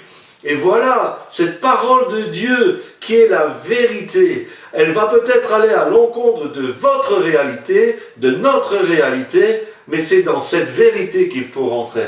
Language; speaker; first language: French; native; French